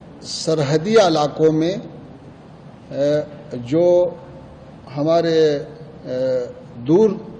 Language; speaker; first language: Hindi; non-native, fluent; Pashto